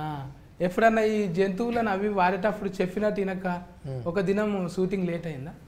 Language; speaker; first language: Telugu; native; Telugu